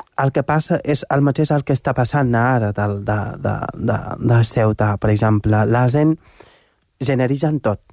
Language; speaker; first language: Catalan; non-native, fluent; Wolof